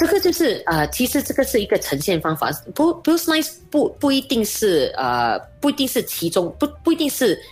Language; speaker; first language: Chinese; native; Chinese